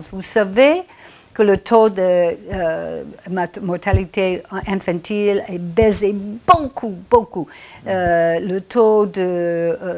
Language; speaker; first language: French; non-native, fluent; English